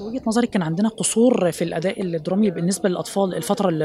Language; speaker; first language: Arabic; native; Arabic